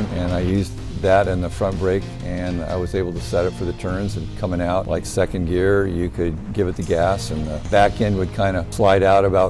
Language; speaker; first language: English; native; English